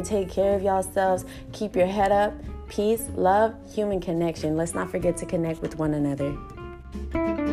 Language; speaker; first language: English; early bilingual, other home language; Spanish